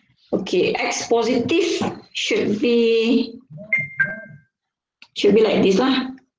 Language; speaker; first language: English; non-native, local second language; Malay